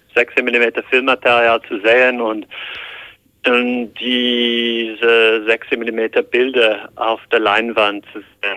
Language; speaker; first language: German; non-native, fluent; English